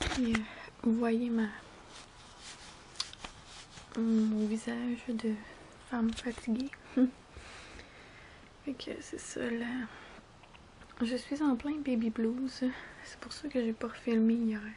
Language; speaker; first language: French; native; French